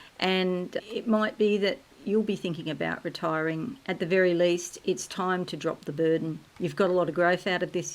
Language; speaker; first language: English; native; English